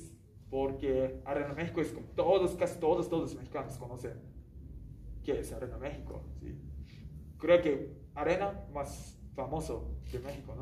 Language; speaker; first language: Spanish; non-native, learner; Japanese